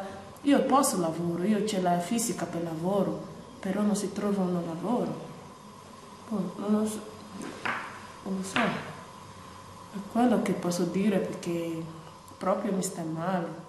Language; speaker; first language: Italian; non-native, learner; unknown